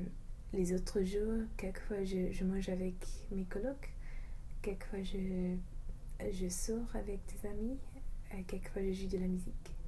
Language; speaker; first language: French; non-native, fluent; English